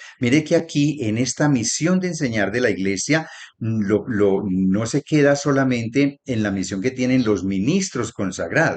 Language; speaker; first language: Spanish; native; Spanish